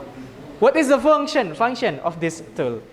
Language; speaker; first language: English; non-native, learner; Indonesian